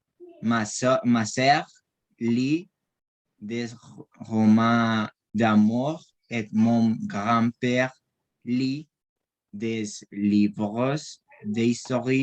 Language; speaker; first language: French; non-native, learner; Spanish